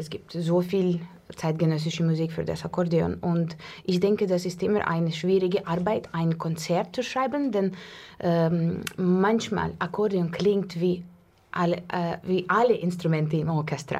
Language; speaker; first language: German; non-native, fluent; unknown